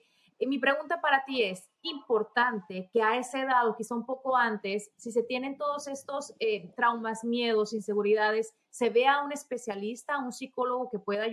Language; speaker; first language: Spanish; native; Spanish